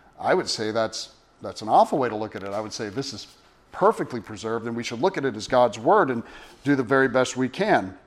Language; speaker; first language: English; native; English